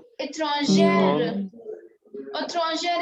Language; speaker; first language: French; non-native, fluent; Hindi